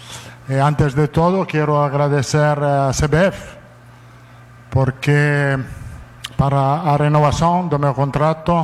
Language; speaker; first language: Portuguese; non-native, fluent; Italian